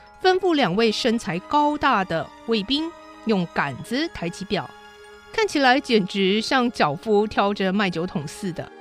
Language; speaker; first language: Chinese; native; Chinese